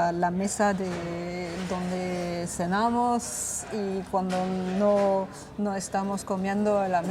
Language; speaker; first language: Spanish; non-native, fluent; French